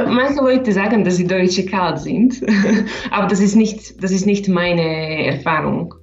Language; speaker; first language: German; non-native, learner; Slovak